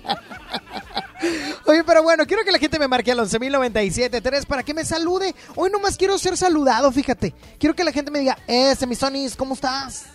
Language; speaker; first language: Spanish; native; Spanish